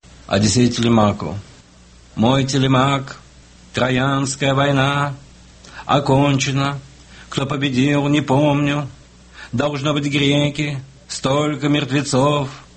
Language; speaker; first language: Russian; native; Russian